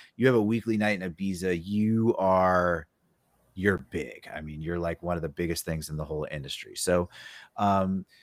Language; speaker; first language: English; native; English